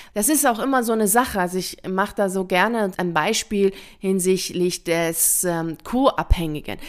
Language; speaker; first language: German; early bilingual, other home language; Persian